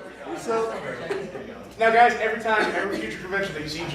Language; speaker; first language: English; native; English